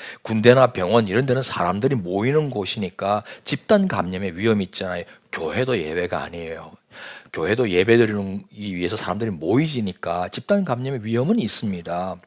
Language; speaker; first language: Korean; native; Korean